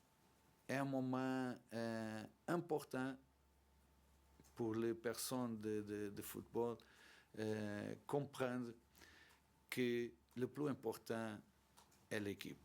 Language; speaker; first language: French; non-native, learner; Portuguese